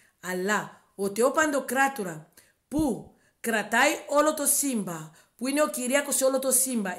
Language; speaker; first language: Greek; non-native, learner; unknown